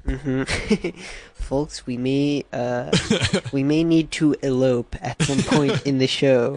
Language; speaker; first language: English; native; English